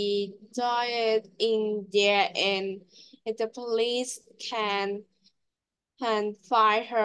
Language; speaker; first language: English; non-native, learner; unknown